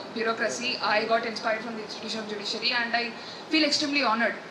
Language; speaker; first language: English; non-native, local second language; Telugu